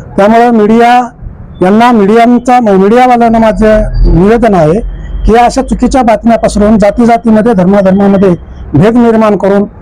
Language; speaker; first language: Marathi; native; Marathi